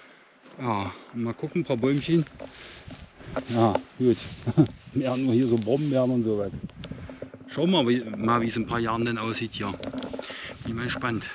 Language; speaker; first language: German; native; German